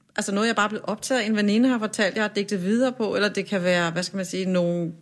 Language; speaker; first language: Danish; native; Danish